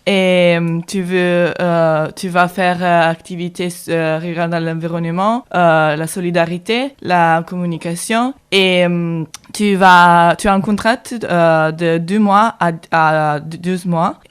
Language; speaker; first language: French; non-native, learner; Italian